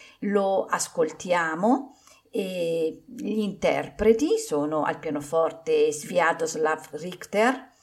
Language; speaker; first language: Italian; native; Italian